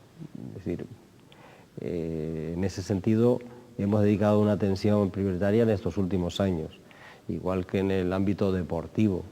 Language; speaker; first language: Spanish; native; Spanish